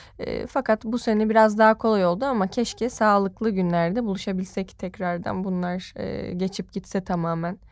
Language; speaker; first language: Turkish; native; Turkish